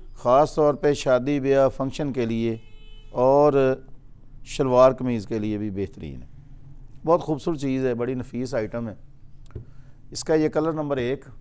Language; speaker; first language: Urdu; non-native, local second language; Punjabi